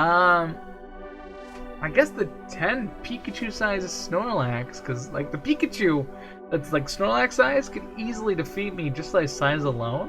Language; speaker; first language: English; native; English